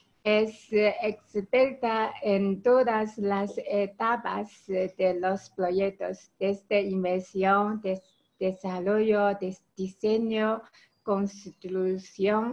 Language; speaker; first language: Spanish; non-native, learner; Chinese